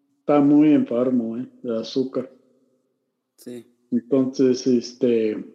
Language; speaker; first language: Spanish; non-native, learner; English